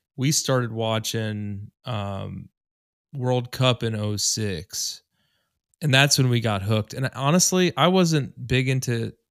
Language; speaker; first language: English; native; English